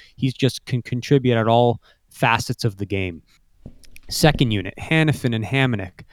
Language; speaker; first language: English; native; English